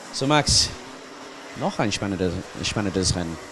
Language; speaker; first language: German; non-native, learner; English